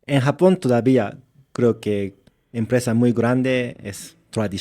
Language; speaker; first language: Spanish; non-native, learner; Japanese